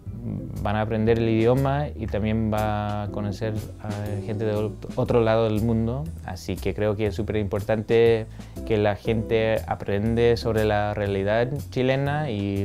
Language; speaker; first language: Spanish; non-native, fluent; English